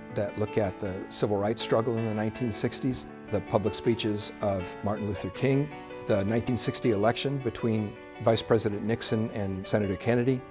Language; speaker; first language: English; native; English